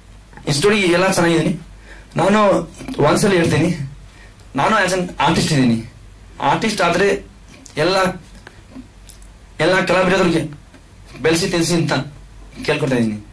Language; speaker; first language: Kannada; non-native, learner; Hindi